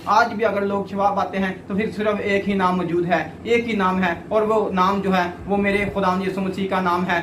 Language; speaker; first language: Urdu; native; Urdu